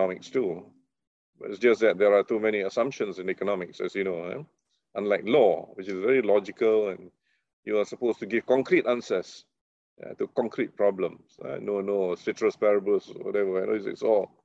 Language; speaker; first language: English; non-native, local second language; Malay